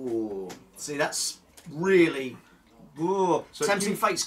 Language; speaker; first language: English; native; English